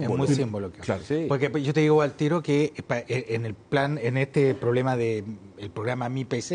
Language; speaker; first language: Spanish; native; Spanish